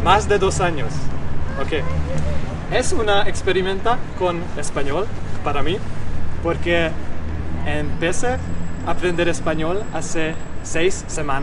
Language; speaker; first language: Spanish; non-native, learner; Hungarian